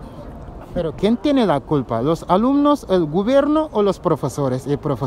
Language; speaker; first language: Spanish; non-native, fluent; Wolof